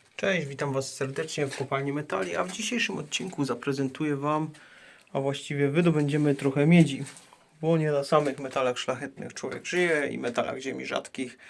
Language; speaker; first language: Polish; native; Polish